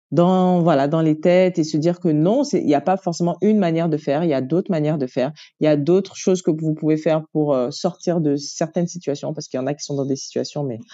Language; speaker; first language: French; native; French